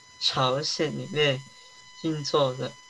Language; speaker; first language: Chinese; early bilingual, heritage; Chinese